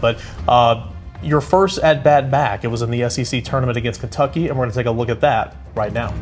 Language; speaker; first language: English; native; English